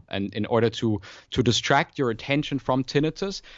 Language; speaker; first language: English; non-native, fluent; German